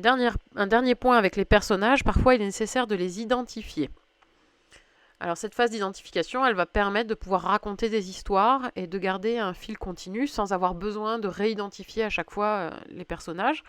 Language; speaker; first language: French; native; French